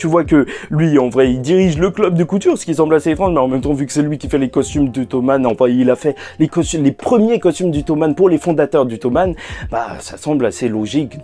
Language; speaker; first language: French; native; French